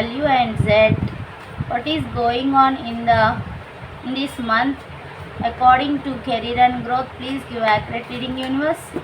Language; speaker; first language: English; non-native, local second language; Telugu